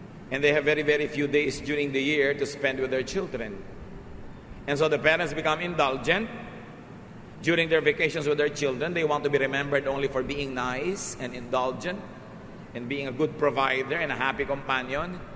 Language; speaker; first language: English; non-native, local second language; Filipino